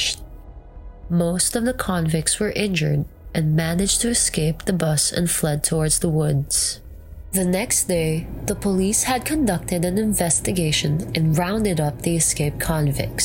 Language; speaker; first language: English; non-native, local second language; Filipino